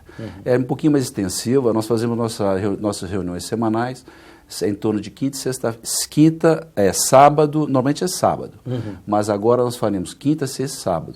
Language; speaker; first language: Portuguese; native; Portuguese